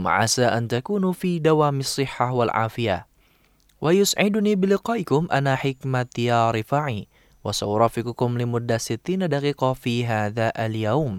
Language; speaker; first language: Arabic; non-native, fluent; Indonesian